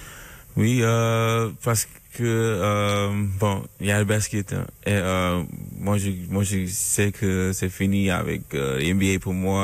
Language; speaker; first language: French; non-native, learner; English